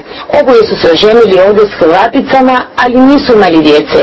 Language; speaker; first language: Croatian; early bilingual, heritage; Croatian